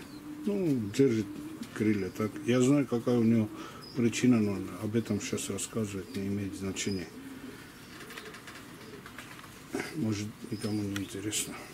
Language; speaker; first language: Russian; non-native, local second language; Georgian